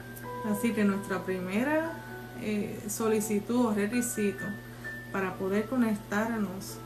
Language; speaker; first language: Spanish; native; Spanish